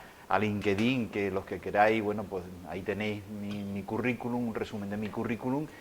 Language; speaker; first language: Spanish; native; Spanish